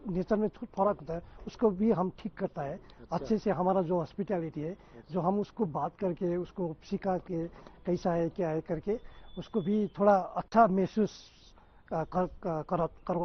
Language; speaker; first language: Hindi; non-native, local second language; Nepali